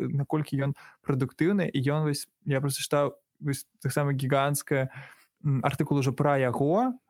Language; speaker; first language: Belarusian; non-native, local second language; Russian